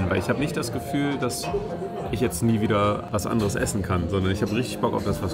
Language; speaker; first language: German; native; German